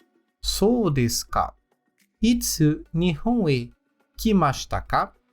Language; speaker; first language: Japanese; non-native, learner; Portuguese